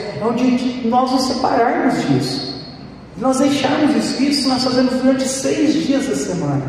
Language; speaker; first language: Portuguese; native; Portuguese